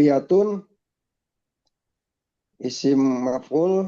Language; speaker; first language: Arabic; non-native, learner; Indonesian